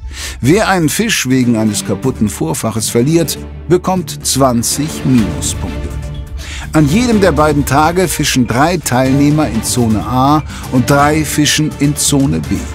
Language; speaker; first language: German; native; German